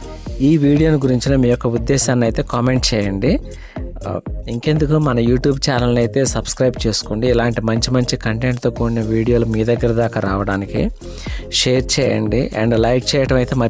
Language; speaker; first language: Telugu; native; Telugu